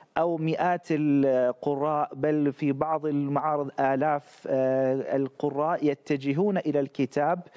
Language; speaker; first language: Arabic; non-native, fluent; Turkish